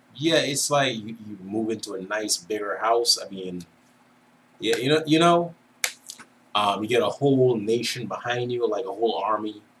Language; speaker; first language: English; native; English